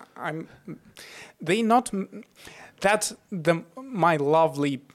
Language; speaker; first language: English; non-native, fluent; Russian